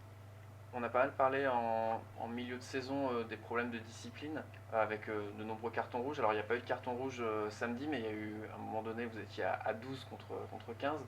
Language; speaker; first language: French; native; French